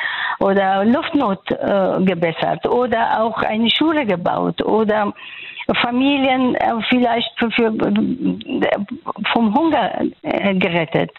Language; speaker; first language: German; non-native, fluent; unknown